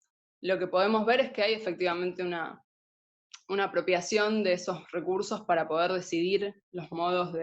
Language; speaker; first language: Spanish; native; Spanish